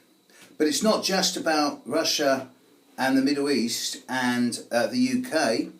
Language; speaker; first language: English; native; English